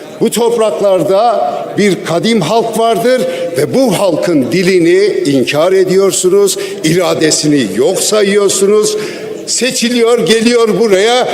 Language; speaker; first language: Turkish; non-native, local second language; Kurdish